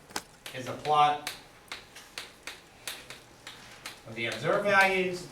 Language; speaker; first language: English; native; English